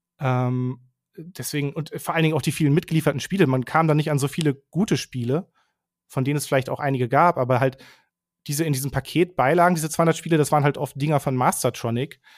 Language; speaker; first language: German; native; German